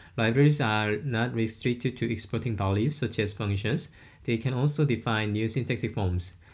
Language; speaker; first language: English; non-native, fluent; Korean